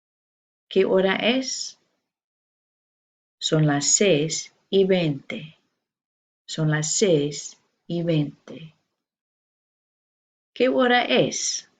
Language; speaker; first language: Spanish; non-native, fluent; English